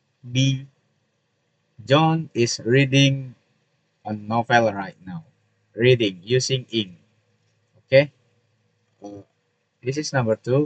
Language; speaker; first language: English; non-native, learner; Indonesian